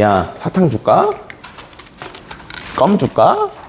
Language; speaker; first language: Korean; native; Korean